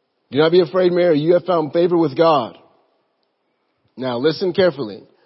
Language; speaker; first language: English; native; English